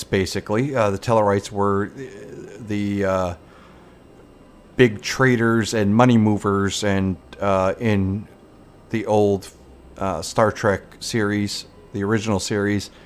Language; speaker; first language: English; native; English